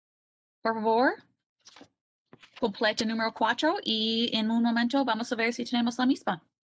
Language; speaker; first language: Spanish; non-native, learner; English